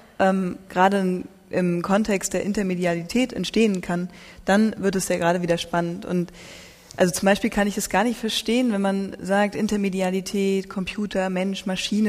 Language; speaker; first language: German; native; German